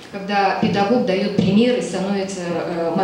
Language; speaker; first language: Russian; native; Russian